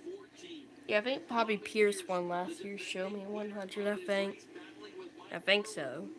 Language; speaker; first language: English; native; English